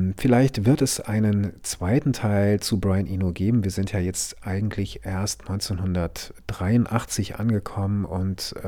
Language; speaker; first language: German; native; German